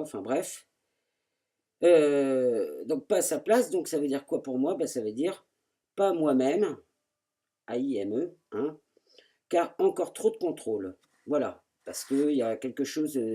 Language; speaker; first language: French; native; French